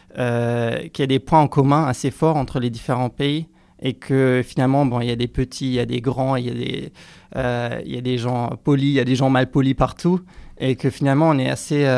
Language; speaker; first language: French; non-native, fluent; German